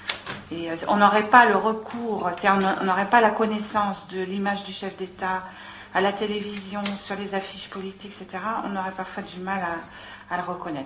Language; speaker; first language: French; native; French